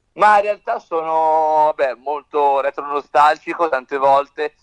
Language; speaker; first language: Italian; native; Italian